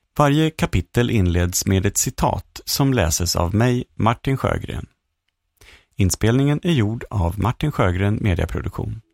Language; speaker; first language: Swedish; native; Swedish